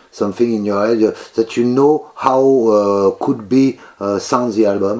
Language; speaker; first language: English; non-native, learner; French